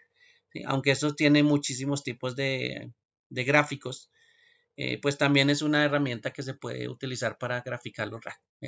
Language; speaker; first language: Spanish; native; Spanish